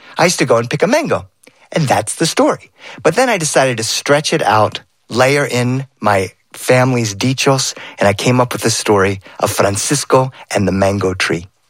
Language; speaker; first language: English; early bilingual, other home language; Spanish